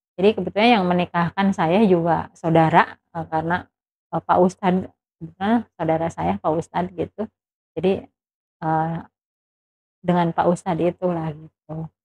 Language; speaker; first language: Indonesian; non-native, local second language; Sundanese